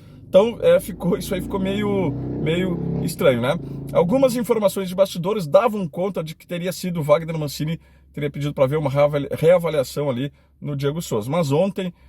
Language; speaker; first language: Portuguese; native; Portuguese